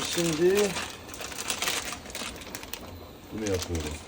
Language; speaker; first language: Turkish; non-native, learner; Korean